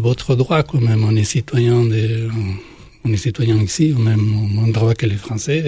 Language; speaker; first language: French; non-native, fluent; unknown